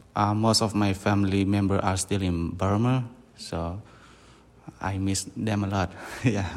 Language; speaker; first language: English; non-native, fluent; Burmese